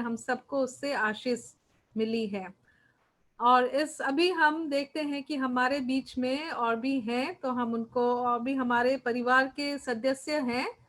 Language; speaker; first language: Hindi; native; Hindi